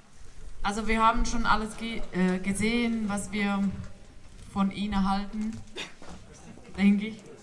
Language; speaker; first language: German; non-native, fluent; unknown